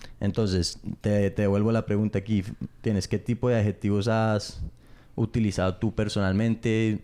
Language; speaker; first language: Spanish; early bilingual, heritage; Spanish